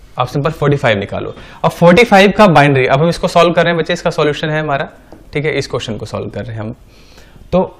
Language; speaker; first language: Hindi; native; Hindi